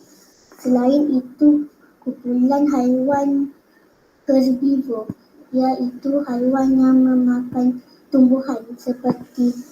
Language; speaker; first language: Malay; native; Malay